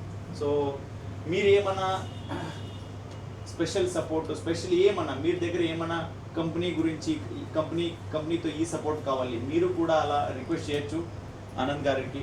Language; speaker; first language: Telugu; non-native, learner; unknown